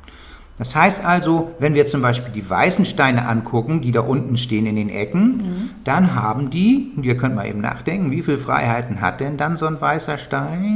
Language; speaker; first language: German; native; German